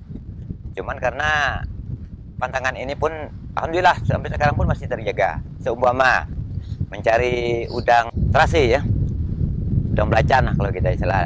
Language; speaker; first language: Indonesian; non-native, local second language; Malay